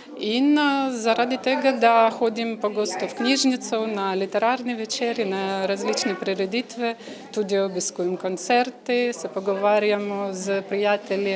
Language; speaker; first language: Slovenian; non-native, learner; Ukrainian